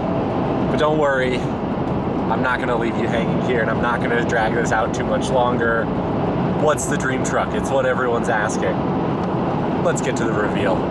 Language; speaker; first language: English; native; English